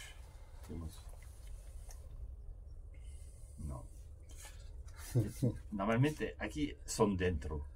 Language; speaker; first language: Spanish; non-native, learner; French